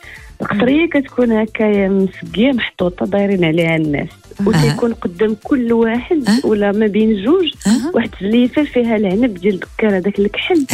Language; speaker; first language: Arabic; native; Arabic